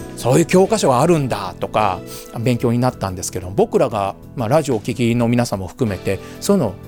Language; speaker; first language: Japanese; native; Japanese